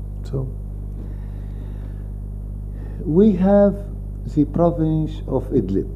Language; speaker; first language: English; non-native, fluent; Arabic